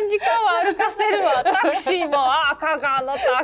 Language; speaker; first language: Japanese; native; Japanese